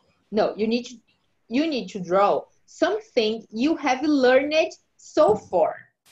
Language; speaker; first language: English; non-native, fluent; Portuguese